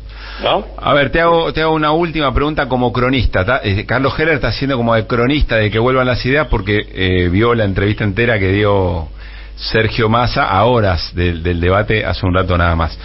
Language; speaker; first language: Spanish; native; Spanish